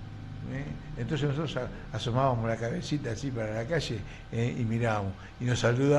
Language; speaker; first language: Spanish; native; Spanish